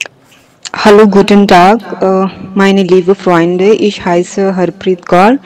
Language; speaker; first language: German; non-native, learner; Punjabi